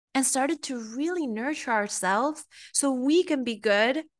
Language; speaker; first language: English; early bilingual, other home language; Spanish